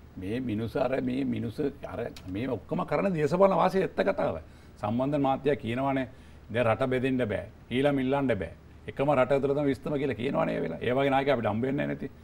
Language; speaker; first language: Sinhala; non-native, local second language; Tamil